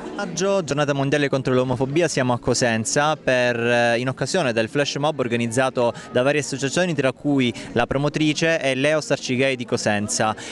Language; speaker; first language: Italian; native; Italian